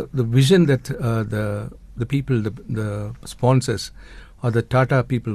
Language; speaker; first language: English; non-native, local second language; Tamil